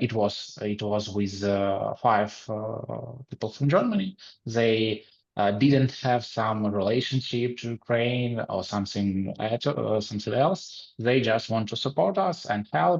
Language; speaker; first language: English; non-native, learner; Ukrainian